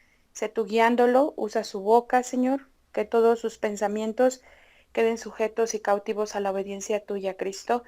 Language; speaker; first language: Spanish; native; Spanish